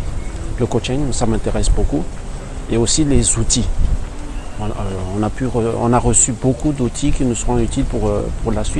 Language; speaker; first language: French; non-native, local second language; Malagasy